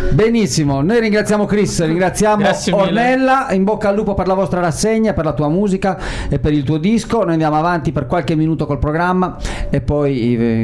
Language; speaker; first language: Italian; native; Italian